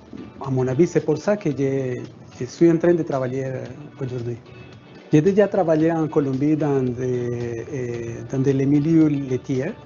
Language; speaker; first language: French; non-native, fluent; Spanish